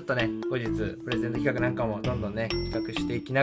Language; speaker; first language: Japanese; native; Japanese